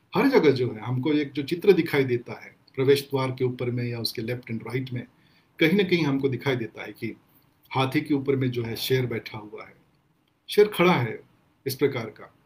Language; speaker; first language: Hindi; non-native, local second language; Gondi